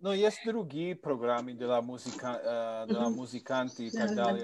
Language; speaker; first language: Russian; non-native, learner; English